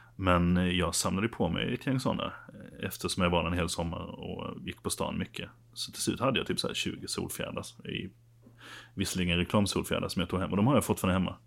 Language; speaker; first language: Swedish; native; Swedish